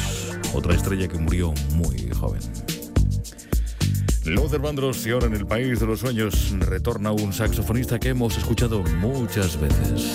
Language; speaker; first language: Spanish; native; Spanish